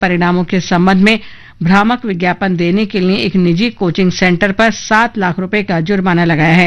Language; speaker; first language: Hindi; native; Hindi